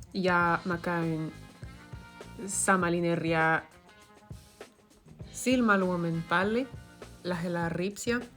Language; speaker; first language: Finnish; non-native, fluent; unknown